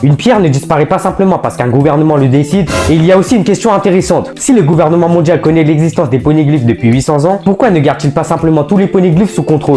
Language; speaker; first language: French; native; French